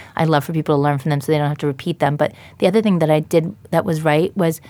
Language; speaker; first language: English; native; English